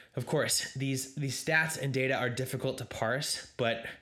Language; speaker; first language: English; native; English